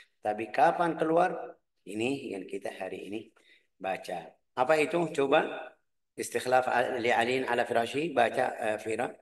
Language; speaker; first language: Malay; non-native, fluent; Arabic